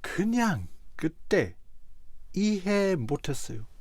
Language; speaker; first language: Korean; non-native, fluent; English